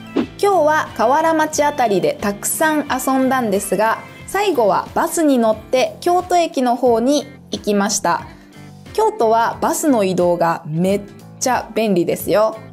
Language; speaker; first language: Japanese; native; Japanese